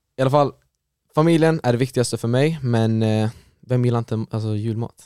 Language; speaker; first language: Swedish; early bilingual, other home language; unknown